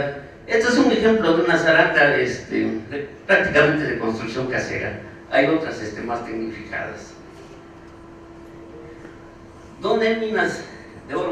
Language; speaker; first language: Spanish; native; Spanish